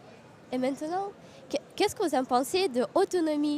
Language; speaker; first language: French; non-native, fluent; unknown